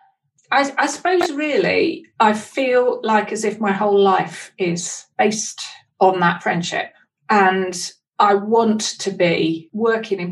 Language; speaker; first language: English; native; English